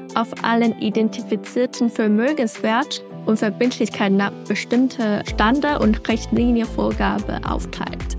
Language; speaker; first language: German; non-native, fluent; Chinese